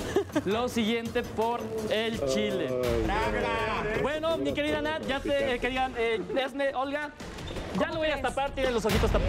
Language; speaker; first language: Spanish; native; Spanish